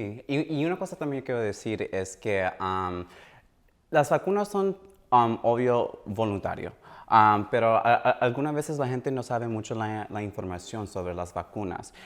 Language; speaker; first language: Spanish; early bilingual, heritage; Spanish